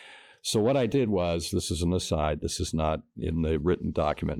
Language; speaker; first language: English; native; English